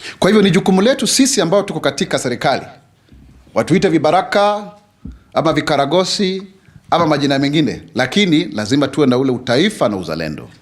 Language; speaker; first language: Swahili; non-native, local second language; Kikuyu